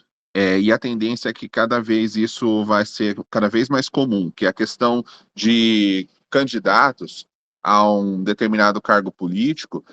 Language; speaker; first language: Portuguese; native; Portuguese